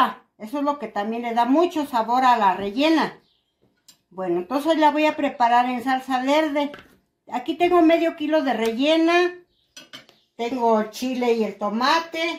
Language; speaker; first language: Spanish; native; Spanish